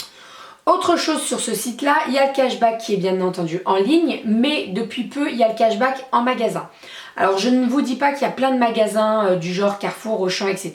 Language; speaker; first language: French; native; French